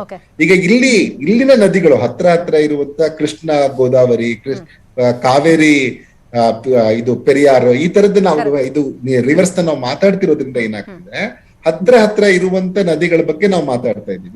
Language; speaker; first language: Kannada; native; Kannada